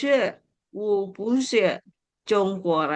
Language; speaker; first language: Chinese; non-native, learner; Indonesian